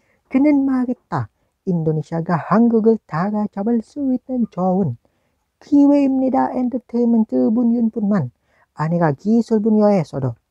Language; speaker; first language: Korean; non-native, learner; Indonesian